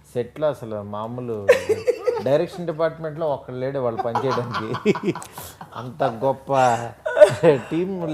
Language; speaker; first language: Telugu; native; Telugu